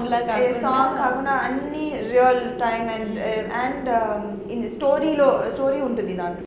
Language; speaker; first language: Telugu; non-native, local second language; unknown